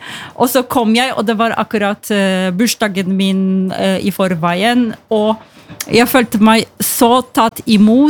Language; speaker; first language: Norwegian; non-native, fluent; Polish